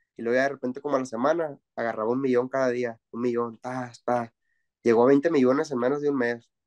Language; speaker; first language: Spanish; native; Spanish